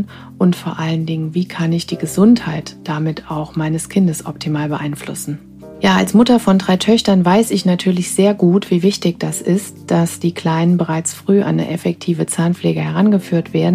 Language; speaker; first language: German; native; German